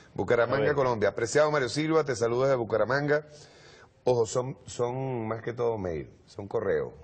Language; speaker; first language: Spanish; native; Spanish